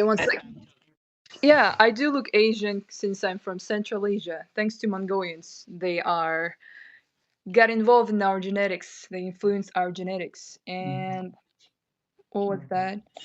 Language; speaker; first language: English; non-native, fluent; Kyrgyz